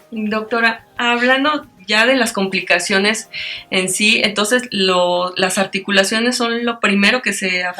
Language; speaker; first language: Spanish; native; Spanish